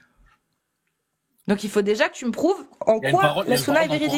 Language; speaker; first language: French; native; French